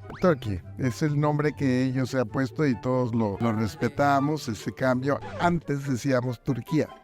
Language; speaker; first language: Spanish; native; Spanish